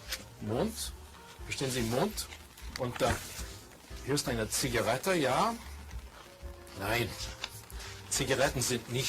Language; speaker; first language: German; non-native, fluent; English